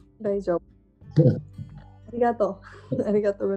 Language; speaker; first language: Japanese; non-native, learner; Georgian